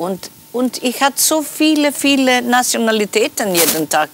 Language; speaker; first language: German; non-native, learner; Polish